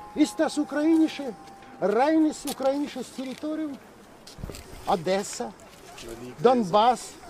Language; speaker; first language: German; non-native, fluent; Russian